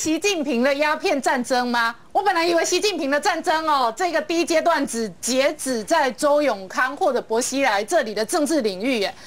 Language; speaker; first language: Chinese; native; Chinese